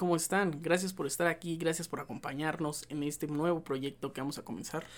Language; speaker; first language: Spanish; native; Spanish